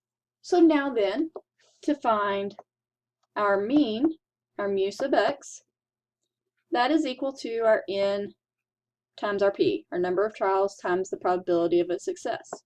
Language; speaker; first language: English; native; English